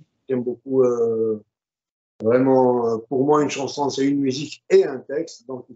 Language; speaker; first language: French; non-native, local second language; Arabic